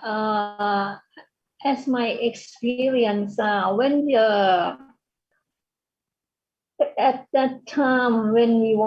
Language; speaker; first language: English; non-native, fluent; Thai